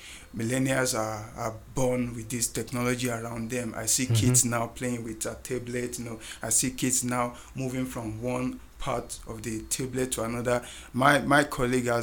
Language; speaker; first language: English; non-native, local second language; Yoruba